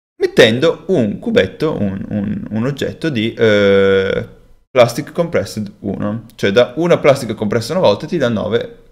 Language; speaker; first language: Italian; native; Italian